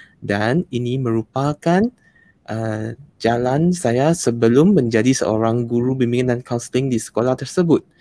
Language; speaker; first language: Malay; non-native, local second language; Chinese